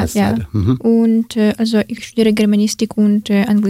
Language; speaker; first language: German; non-native, learner; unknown